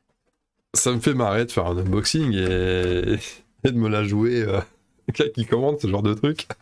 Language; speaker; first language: French; native; French